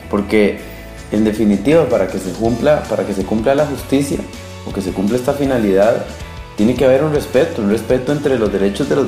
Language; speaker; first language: Spanish; native; Spanish